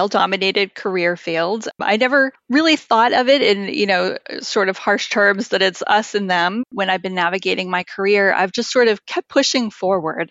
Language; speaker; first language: English; native; English